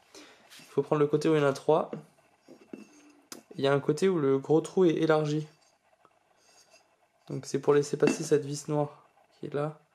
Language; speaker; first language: French; native; French